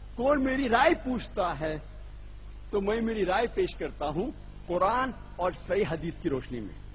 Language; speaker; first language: Urdu; non-native, local second language; Konkani